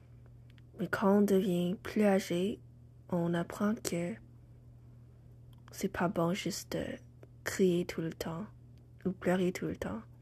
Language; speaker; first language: French; non-native, learner; English